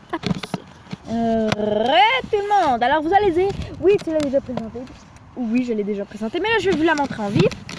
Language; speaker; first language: French; native; French